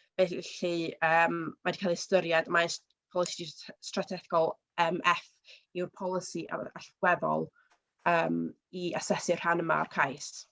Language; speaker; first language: Welsh; native; Welsh